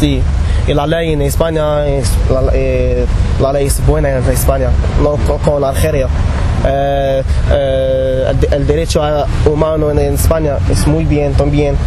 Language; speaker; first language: Spanish; non-native, learner; Arabic